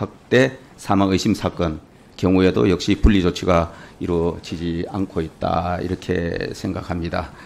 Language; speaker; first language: Korean; native; Korean